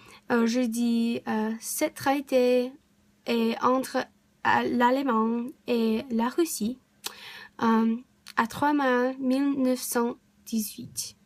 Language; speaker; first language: French; non-native, learner; English